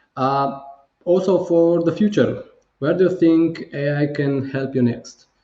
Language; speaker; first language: English; non-native, fluent; Slovenian